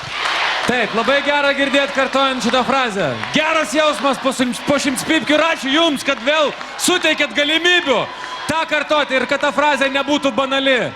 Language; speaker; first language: Lithuanian; native; Lithuanian